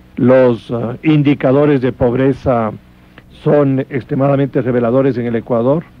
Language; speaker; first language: Spanish; native; Spanish